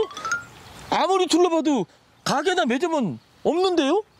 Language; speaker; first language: Korean; native; Korean